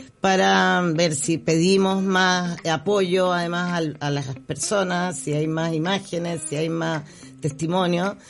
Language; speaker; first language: Spanish; native; Spanish